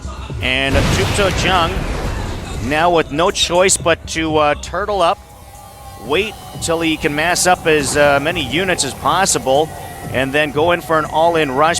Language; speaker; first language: English; native; English